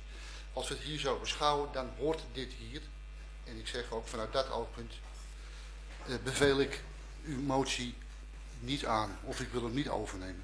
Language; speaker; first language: Dutch; native; Dutch